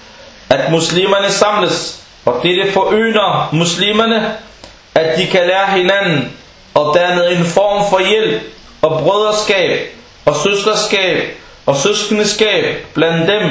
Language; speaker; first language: Danish; non-native, fluent; Arabic